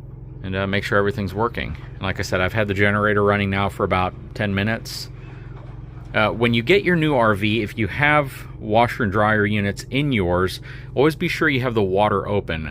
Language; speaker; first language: English; native; English